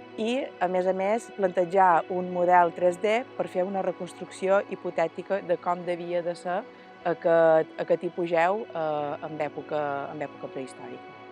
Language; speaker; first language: Catalan; native; Catalan